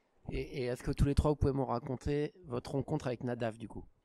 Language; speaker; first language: French; native; French